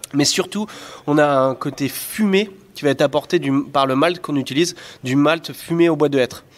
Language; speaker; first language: French; native; French